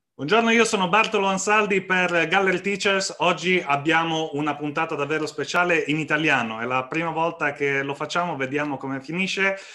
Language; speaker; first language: Italian; native; Italian